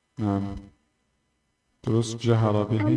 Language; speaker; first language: Arabic; non-native, fluent; Indonesian